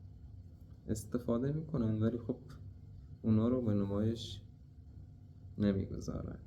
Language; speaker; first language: Persian; native; Persian